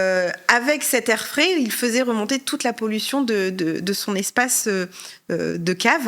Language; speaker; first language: French; native; French